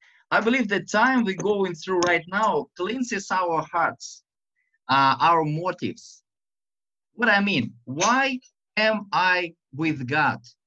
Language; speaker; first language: English; non-native, fluent; Russian